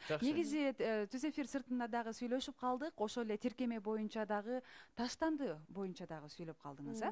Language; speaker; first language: Kyrgyz; native; Kyrgyz